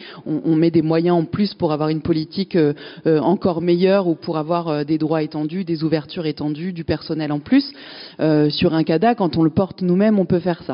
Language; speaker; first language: French; native; French